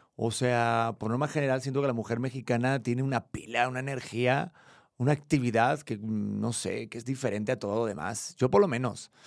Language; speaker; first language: Spanish; native; Spanish